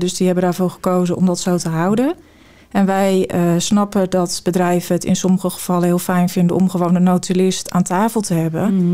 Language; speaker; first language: Dutch; native; Dutch